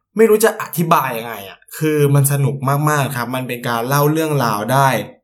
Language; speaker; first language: Thai; native; Thai